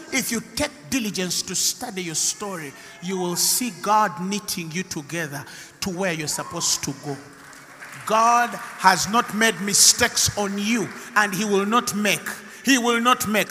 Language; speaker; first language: English; non-native, local second language; Ganda